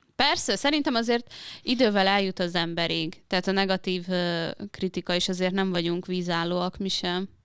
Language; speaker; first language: Hungarian; native; Hungarian